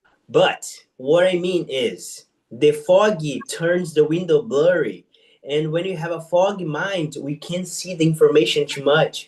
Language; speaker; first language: English; non-native, fluent; Portuguese